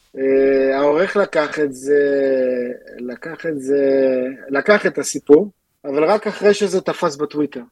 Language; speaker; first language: Hebrew; early bilingual, other home language; Russian